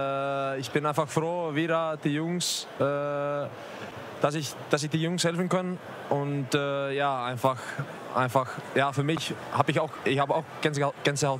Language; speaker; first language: German; non-native, fluent; Icelandic